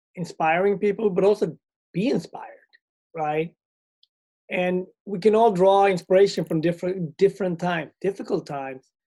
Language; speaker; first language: English; early bilingual, other home language; Swedish